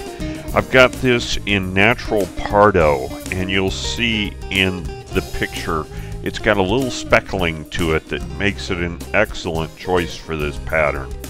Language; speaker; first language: English; native; English